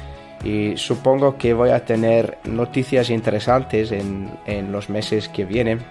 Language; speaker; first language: Spanish; non-native, learner; English